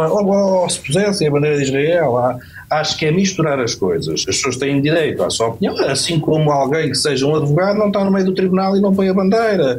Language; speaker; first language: Portuguese; native; Portuguese